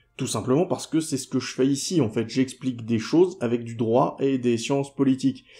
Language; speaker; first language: French; native; French